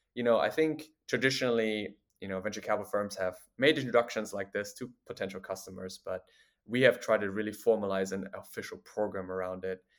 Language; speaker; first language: English; non-native, fluent; German